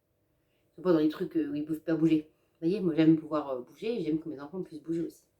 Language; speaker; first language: French; native; French